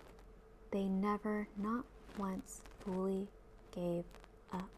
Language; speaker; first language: English; native; English